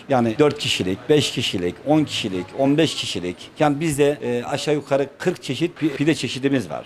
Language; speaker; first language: Turkish; native; Turkish